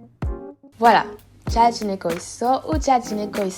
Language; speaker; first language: Korean; non-native, learner; French